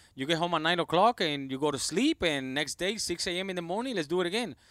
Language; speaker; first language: English; non-native, fluent; Spanish